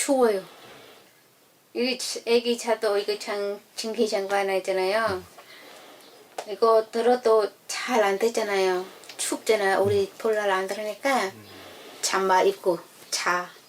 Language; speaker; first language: Korean; non-native, learner; Khmer